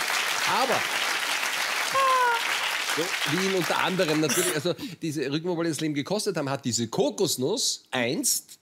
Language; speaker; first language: German; native; German